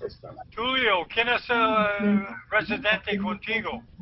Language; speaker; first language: Spanish; non-native, learner; English